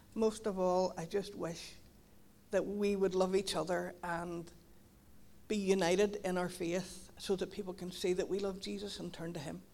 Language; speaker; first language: English; native; English